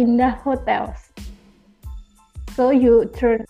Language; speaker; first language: English; non-native, learner; Indonesian